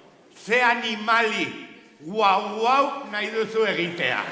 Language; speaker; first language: Basque; non-native, local second language; Spanish